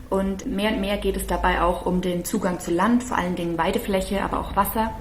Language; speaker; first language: German; native; German